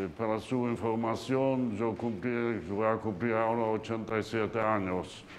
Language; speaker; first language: Spanish; non-native, fluent; Polish